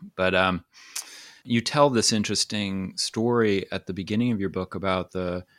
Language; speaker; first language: English; native; English